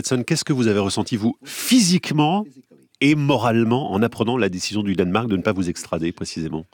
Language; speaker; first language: French; native; French